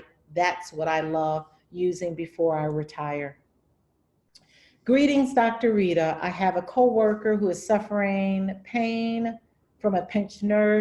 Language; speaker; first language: English; native; English